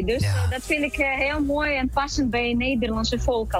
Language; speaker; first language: Dutch; non-native, fluent; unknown